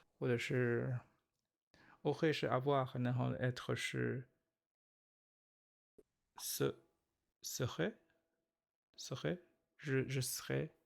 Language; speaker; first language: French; non-native, learner; Chinese